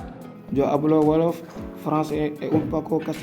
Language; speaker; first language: Spanish; non-native, learner; Wolof